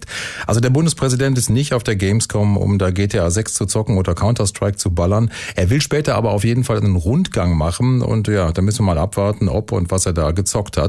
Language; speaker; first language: German; native; German